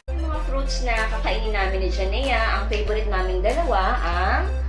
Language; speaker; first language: Filipino; non-native, local second language; Iloko